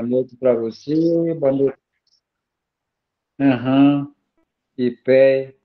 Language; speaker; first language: Portuguese; non-native, local second language; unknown